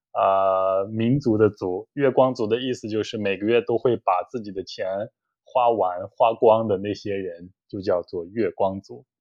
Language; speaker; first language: Chinese; native; Chinese